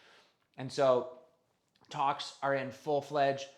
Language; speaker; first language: English; native; English